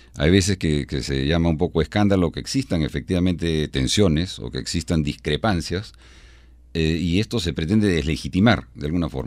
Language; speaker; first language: Spanish; native; Spanish